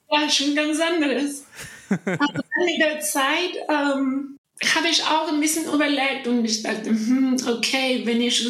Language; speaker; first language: German; non-native, learner; Spanish